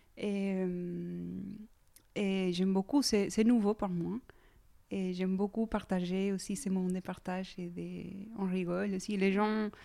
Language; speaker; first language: French; non-native, fluent; Spanish